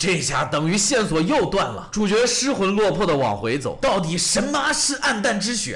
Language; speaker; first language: Chinese; native; Chinese